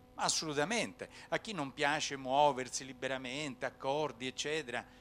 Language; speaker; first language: Italian; native; Italian